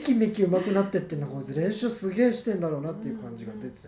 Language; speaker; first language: Japanese; native; Japanese